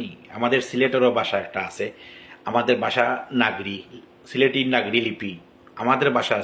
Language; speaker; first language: Bangla; non-native, local second language; Sylheti